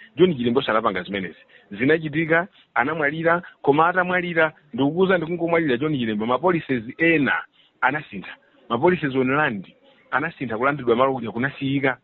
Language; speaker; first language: Nyanja; native; Nyanja